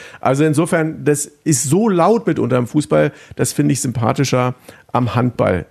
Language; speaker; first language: German; native; German